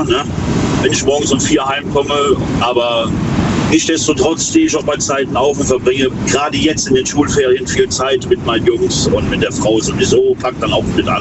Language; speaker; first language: German; native; German